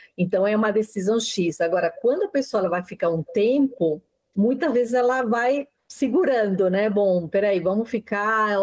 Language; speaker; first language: Portuguese; non-native, fluent; Spanish